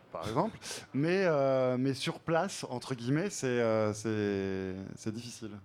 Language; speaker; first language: French; native; French